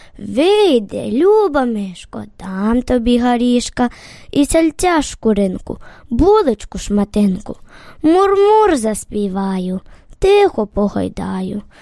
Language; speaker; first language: Ukrainian; native; Ukrainian